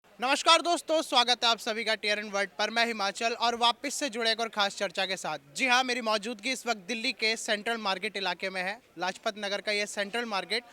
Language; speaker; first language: Hindi; native; Hindi